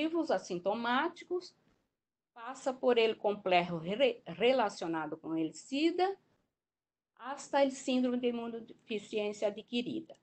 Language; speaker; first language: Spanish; non-native, learner; Portuguese